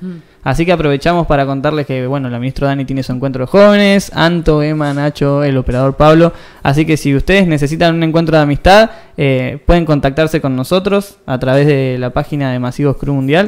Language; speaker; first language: Spanish; native; Spanish